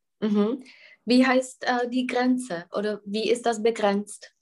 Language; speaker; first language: German; non-native, fluent; Czech